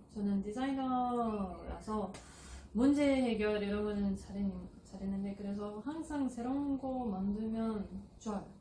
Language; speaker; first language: Korean; non-native, fluent; Portuguese